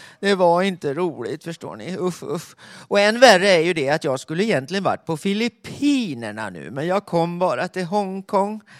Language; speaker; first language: Swedish; native; Swedish